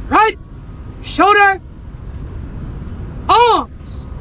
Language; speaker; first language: English; native; English